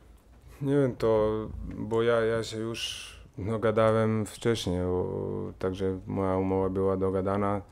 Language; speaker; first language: Polish; non-native, fluent; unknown